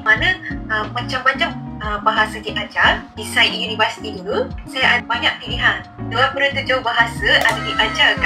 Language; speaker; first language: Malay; non-native, fluent; Japanese